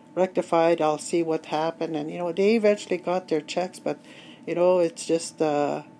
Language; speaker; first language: English; native; English